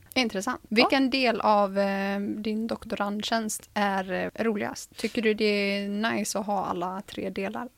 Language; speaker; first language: Swedish; native; Swedish